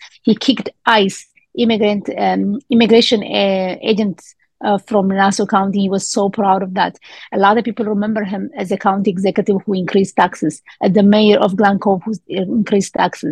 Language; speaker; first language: English; early bilingual, other home language; Amharic